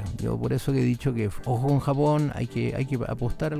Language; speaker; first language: Spanish; native; Spanish